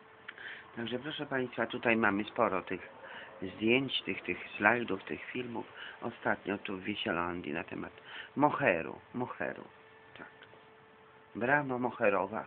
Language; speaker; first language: Polish; native; Polish